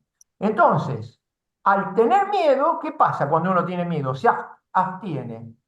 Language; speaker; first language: Spanish; native; Spanish